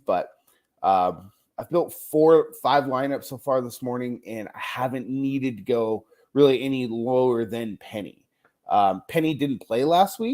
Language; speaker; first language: English; native; English